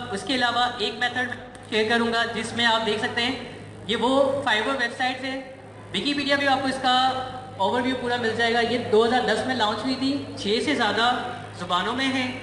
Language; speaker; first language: Urdu; non-native, local second language; Sindhi